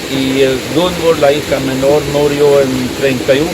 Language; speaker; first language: Spanish; non-native, fluent; Swedish